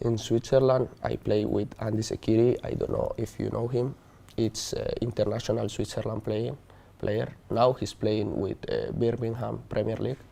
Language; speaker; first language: English; non-native, learner; Spanish